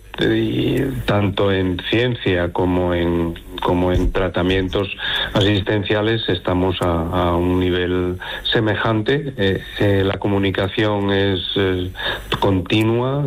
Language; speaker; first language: Spanish; native; Spanish